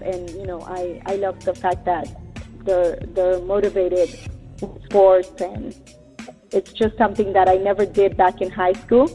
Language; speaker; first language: English; early bilingual, other home language; Spanish